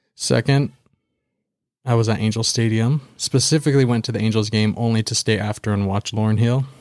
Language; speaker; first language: English; native; English